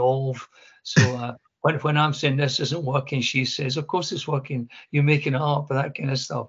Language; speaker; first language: English; native; English